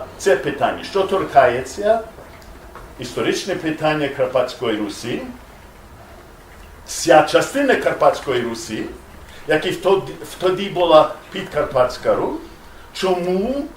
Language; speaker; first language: Ukrainian; non-native, learner; English